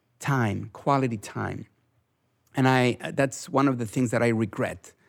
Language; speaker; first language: English; non-native, fluent; Spanish